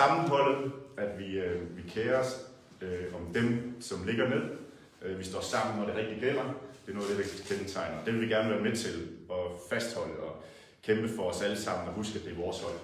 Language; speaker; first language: Danish; native; Danish